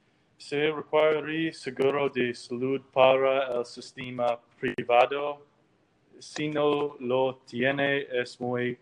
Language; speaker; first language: Spanish; non-native, learner; English